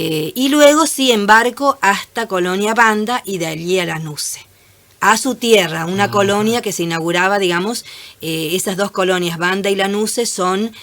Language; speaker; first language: Spanish; native; Spanish